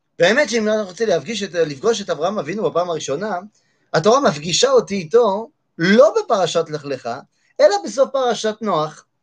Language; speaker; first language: Hebrew; non-native, fluent; French